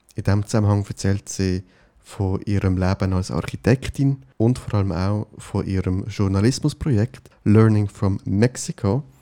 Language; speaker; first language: German; native; German